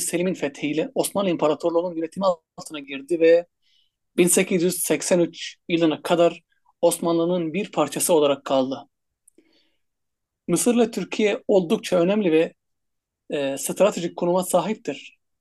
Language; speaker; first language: Turkish; non-native, fluent; Arabic